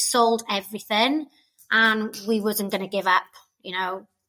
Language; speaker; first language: English; native; English